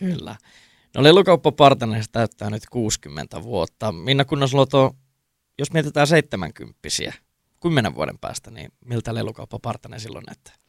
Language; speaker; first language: Finnish; native; Finnish